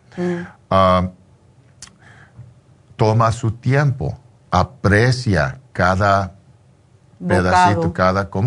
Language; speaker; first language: Spanish; early bilingual, heritage; English